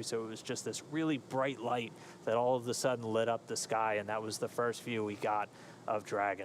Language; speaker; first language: English; native; English